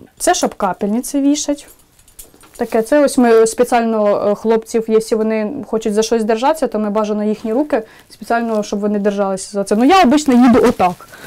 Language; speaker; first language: Ukrainian; native; Ukrainian